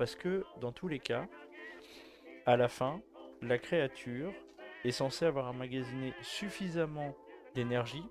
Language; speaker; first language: French; native; French